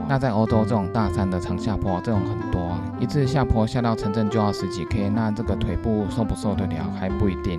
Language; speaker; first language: Chinese; native; Chinese